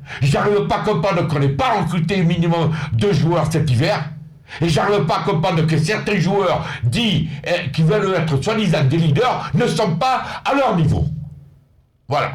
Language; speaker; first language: French; native; French